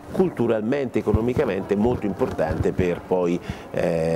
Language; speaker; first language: Italian; native; Italian